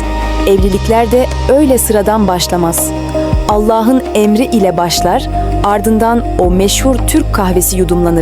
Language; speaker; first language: Turkish; native; Turkish